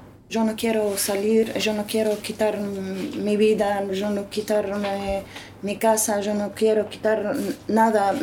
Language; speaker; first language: Spanish; non-native, learner; Arabic